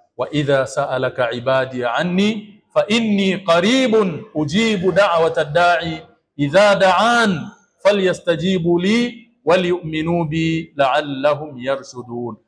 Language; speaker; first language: Swahili; native; Swahili